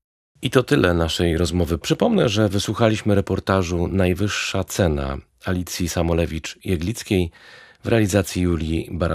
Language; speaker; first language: Polish; native; Polish